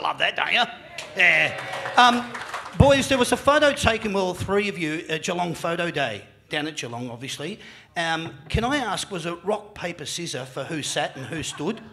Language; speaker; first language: English; native; English